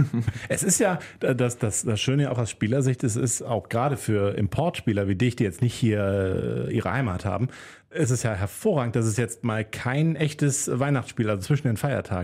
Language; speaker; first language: German; native; German